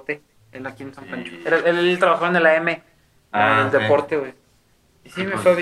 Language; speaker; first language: Spanish; native; Spanish